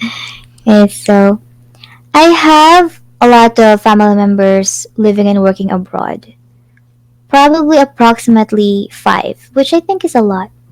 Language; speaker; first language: English; non-native, fluent; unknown